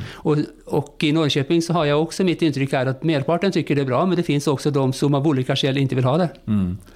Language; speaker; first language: Swedish; non-native, fluent; Norwegian